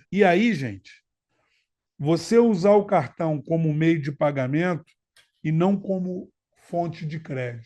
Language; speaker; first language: Portuguese; native; Portuguese